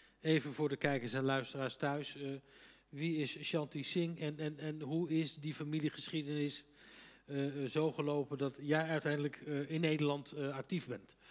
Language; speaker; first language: Dutch; native; Dutch